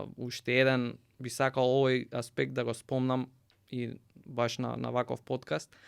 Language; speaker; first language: Macedonian; native; Macedonian